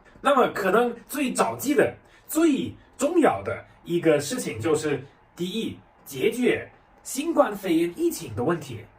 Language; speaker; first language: Chinese; non-native, fluent; German